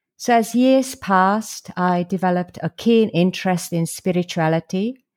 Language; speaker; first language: English; non-native, fluent; Slovak